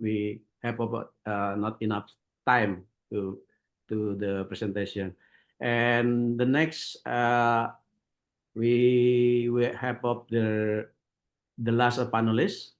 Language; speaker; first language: English; non-native, learner; Indonesian